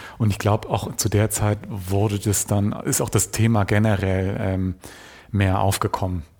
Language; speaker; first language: German; native; German